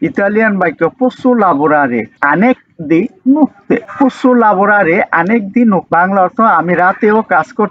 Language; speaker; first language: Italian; non-native, learner; Bangla